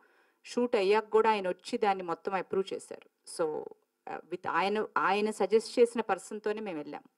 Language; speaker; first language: Telugu; native; Telugu